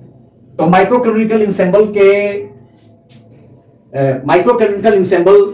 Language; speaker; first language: Hindi; native; Hindi